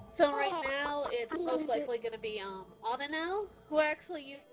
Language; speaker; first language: English; native; English